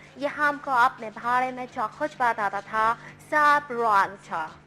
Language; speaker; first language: Urdu; non-native, learner; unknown